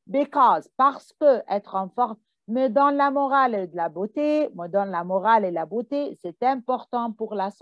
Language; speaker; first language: French; non-native, fluent; Arabic